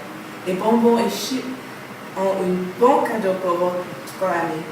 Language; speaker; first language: French; non-native, learner; English